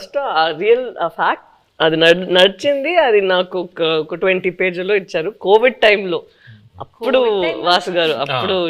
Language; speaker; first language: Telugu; non-native, fluent; Tamil